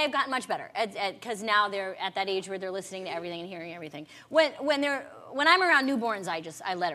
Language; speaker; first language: English; native; English